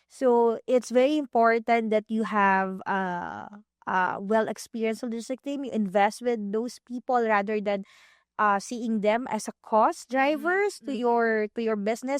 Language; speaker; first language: English; non-native, local second language; Filipino